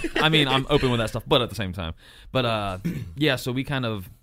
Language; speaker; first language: English; native; English